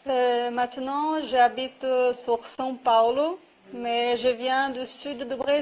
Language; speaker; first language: French; non-native, fluent; Portuguese